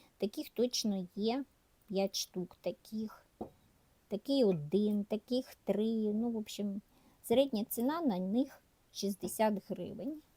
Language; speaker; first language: Ukrainian; native; Ukrainian